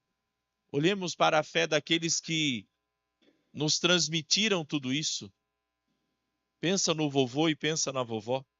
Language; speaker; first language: Portuguese; native; Portuguese